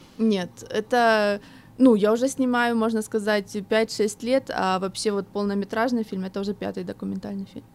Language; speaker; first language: Russian; native; Russian